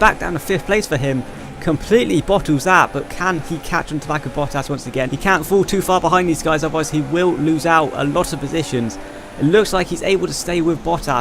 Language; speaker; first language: English; native; English